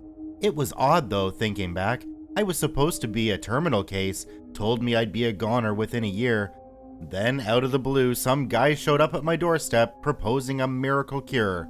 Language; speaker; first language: English; native; English